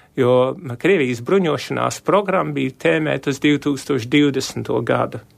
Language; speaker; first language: Latvian; early bilingual, heritage; Latvian